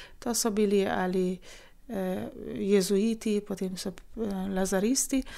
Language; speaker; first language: Slovenian; non-native, fluent; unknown